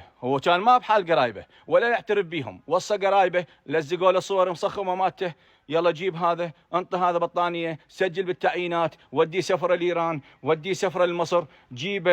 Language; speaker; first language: Arabic; native; Arabic